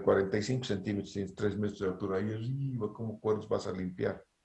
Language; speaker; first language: Spanish; native; Spanish